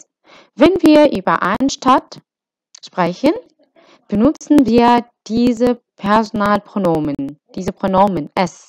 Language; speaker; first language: German; non-native, fluent; Arabic